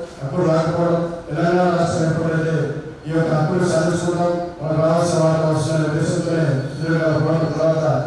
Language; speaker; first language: Telugu; non-native, local second language; Lambadi